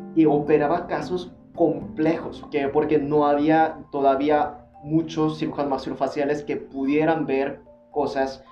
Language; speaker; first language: Spanish; non-native, fluent; Korean